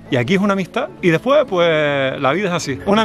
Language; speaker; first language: Spanish; native; Spanish